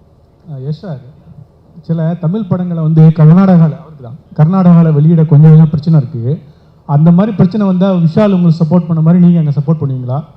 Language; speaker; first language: Tamil; native; Tamil